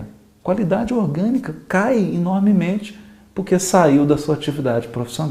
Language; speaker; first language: Portuguese; native; Portuguese